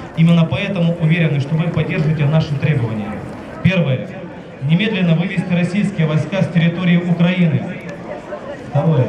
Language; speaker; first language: Russian; native; Russian